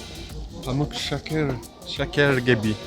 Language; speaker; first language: Turkish; non-native, learner; English